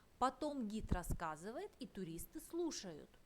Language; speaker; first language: Russian; non-native, fluent; Turkish